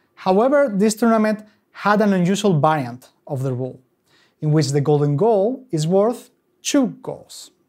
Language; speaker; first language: English; non-native, fluent; Spanish